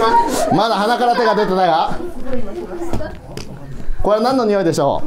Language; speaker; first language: Japanese; native; Japanese